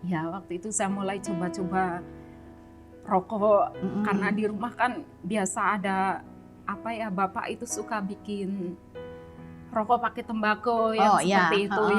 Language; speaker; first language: Indonesian; non-native, local second language; Javanese